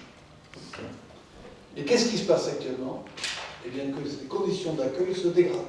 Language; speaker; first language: French; native; French